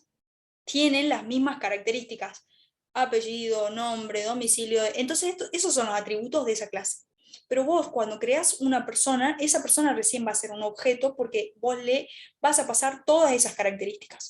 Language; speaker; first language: Spanish; native; Spanish